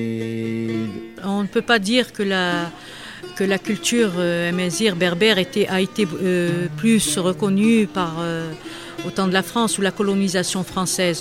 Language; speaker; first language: French; non-native, local second language; Kabyle